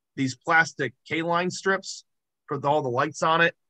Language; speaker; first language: English; native; English